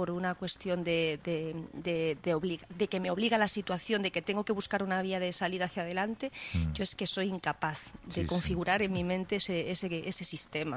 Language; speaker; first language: Spanish; native; Spanish